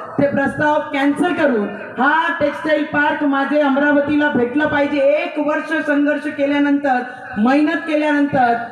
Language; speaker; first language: Marathi; non-native, local second language; Hindi